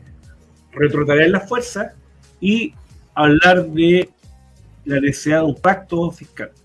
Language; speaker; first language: Spanish; native; Spanish